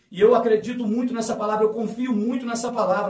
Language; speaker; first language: Portuguese; native; Portuguese